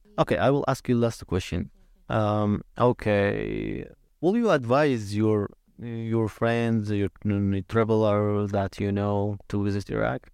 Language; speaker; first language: English; non-native, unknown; Arabic